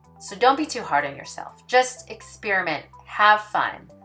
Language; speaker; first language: English; native; English